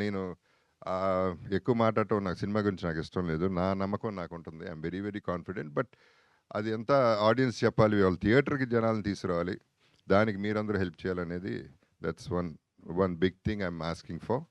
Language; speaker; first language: Telugu; native; Telugu